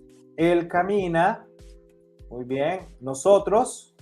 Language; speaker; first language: Spanish; non-native, fluent; English